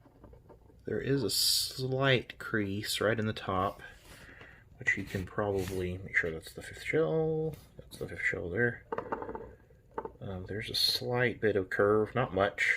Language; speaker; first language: English; native; English